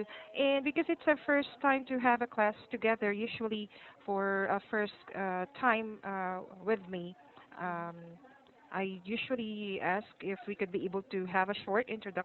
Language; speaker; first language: English; non-native, fluent; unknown